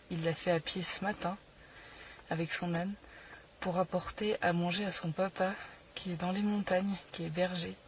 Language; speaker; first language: French; native; French